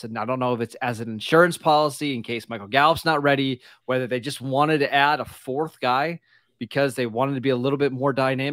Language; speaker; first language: English; native; English